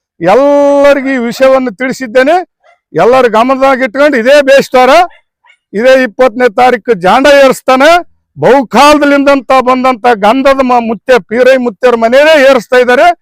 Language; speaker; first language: Kannada; native; Kannada